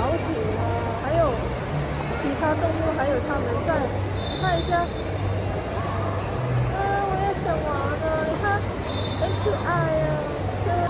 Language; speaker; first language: Chinese; non-native, local second language; Cantonese